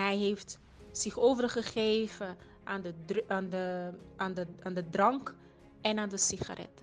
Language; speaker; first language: Dutch; non-native, fluent; Portuguese